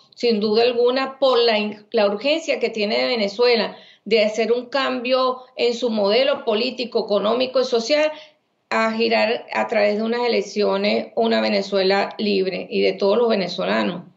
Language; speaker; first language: Spanish; native; Spanish